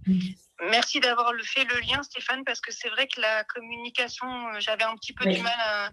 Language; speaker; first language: French; native; French